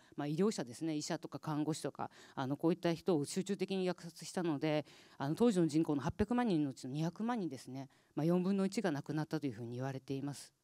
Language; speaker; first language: Japanese; native; Japanese